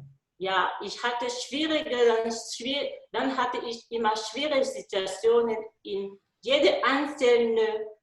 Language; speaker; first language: German; non-native, learner; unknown